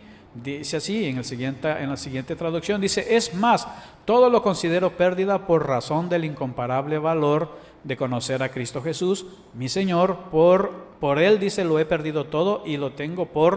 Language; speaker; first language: Spanish; native; Spanish